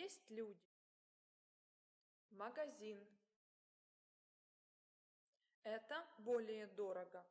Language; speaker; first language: Russian; non-native, learner; English